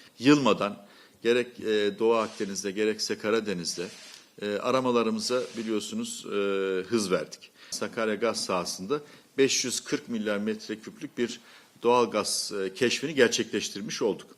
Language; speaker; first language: Turkish; native; Turkish